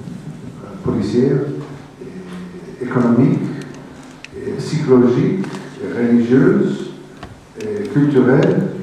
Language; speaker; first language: French; non-native, fluent; English